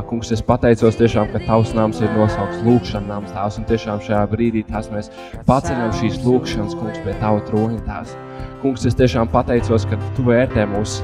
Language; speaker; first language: Latvian; native; Latvian